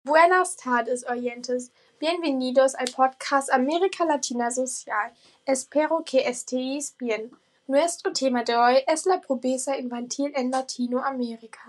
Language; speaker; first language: Spanish; non-native, learner; German